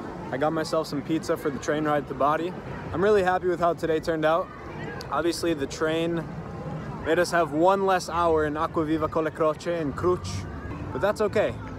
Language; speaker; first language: English; native; English